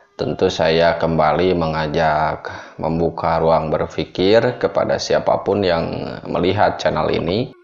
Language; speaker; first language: Indonesian; non-native, local second language; Sundanese